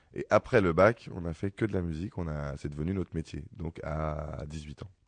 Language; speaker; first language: French; native; French